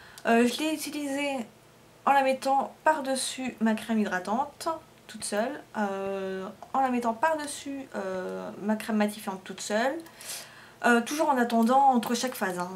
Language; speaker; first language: French; native; French